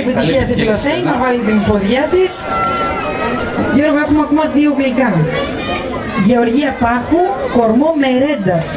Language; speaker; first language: Greek; native; Greek